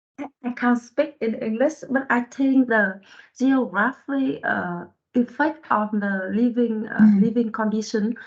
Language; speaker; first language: English; non-native, learner; Vietnamese